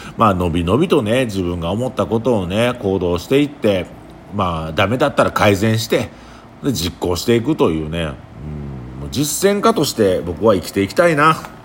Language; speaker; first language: Japanese; native; Japanese